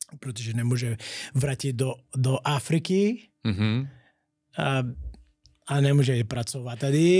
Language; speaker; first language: Czech; non-native, learner; Portuguese